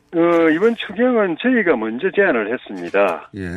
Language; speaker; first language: Korean; native; Korean